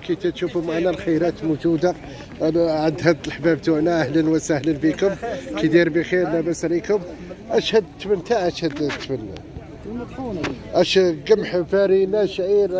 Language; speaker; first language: Arabic; native; Arabic